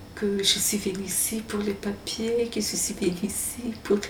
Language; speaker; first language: French; non-native, local second language; Malagasy